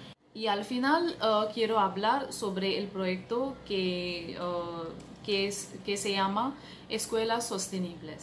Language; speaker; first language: Spanish; non-native, fluent; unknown